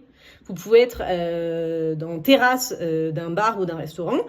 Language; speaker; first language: French; native; French